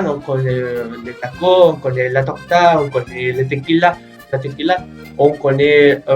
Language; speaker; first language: French; non-native, learner; Spanish